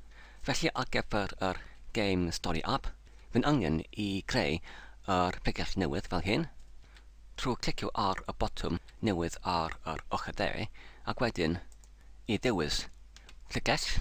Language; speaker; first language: Welsh; non-native, learner; English